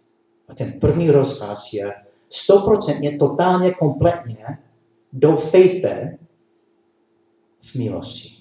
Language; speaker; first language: Czech; non-native, learner; English